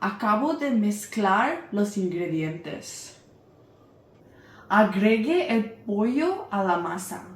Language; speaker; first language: Spanish; non-native, learner; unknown